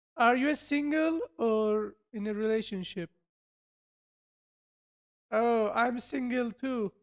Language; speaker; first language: English; non-native, learner; Persian